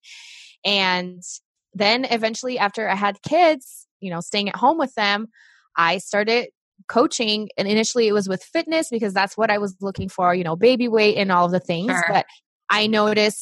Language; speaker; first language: English; non-native, fluent; Portuguese